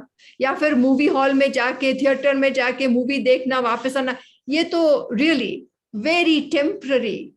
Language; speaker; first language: Hindi; native; Hindi